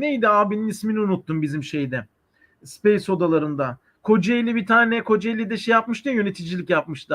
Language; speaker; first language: Turkish; native; Turkish